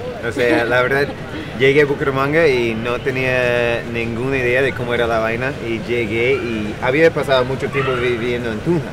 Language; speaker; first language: Spanish; non-native, fluent; English